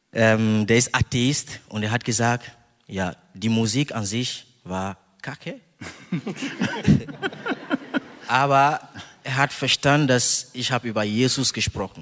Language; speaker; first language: German; non-native, fluent; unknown